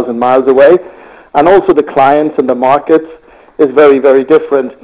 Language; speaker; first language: English; native; English